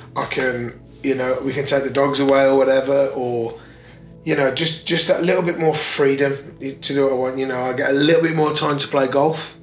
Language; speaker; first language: English; native; English